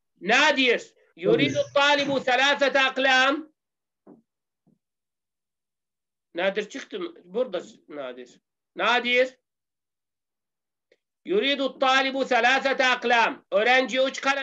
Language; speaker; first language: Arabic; non-native, fluent; Turkish